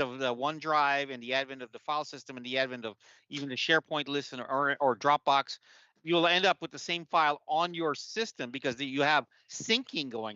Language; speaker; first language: English; native; English